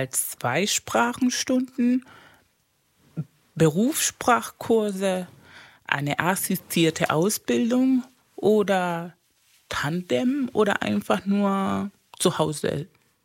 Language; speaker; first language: German; non-native, fluent; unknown